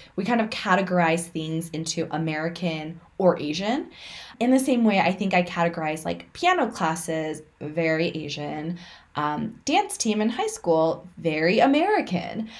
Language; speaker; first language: English; early bilingual, other home language; Min Nan Chinese